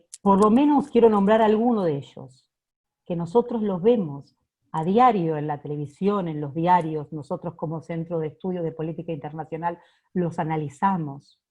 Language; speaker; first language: Spanish; native; Spanish